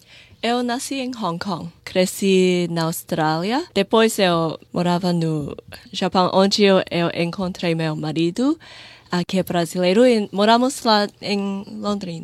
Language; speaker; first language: Portuguese; non-native, fluent; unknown